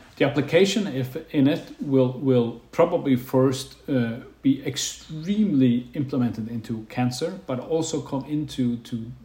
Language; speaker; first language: English; non-native, fluent; Faroese